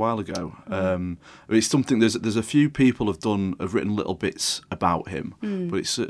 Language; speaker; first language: English; native; English